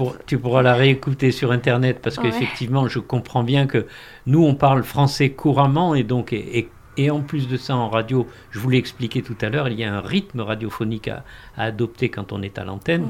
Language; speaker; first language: French; native; French